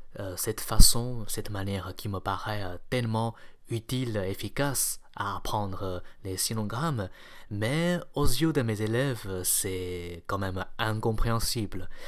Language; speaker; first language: French; non-native, fluent; Chinese